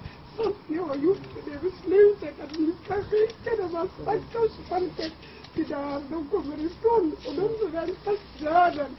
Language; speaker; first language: Swedish; non-native, fluent; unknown